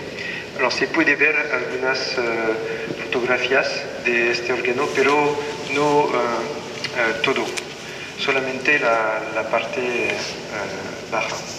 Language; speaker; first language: Spanish; non-native, learner; French